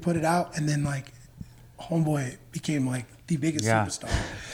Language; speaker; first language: English; native; English